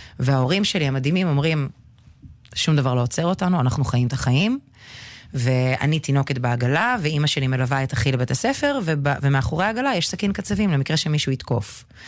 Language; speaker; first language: Hebrew; early bilingual, other home language; Russian